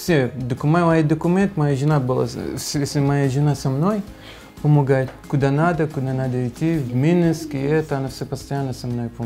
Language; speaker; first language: Russian; non-native, learner; Arabic